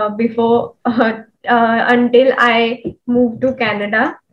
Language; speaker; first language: English; non-native, local second language; Marathi